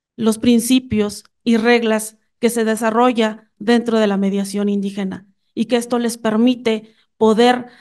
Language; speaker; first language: Spanish; non-native, local second language; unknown